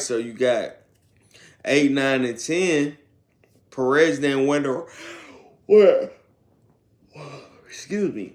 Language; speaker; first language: English; native; English